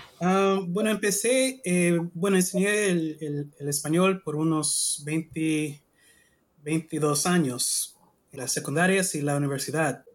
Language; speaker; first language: Spanish; non-native, learner; English